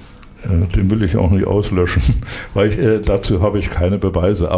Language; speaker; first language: German; native; German